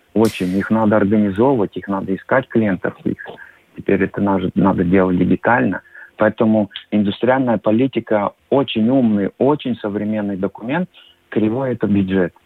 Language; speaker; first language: Russian; non-native, local second language; Latvian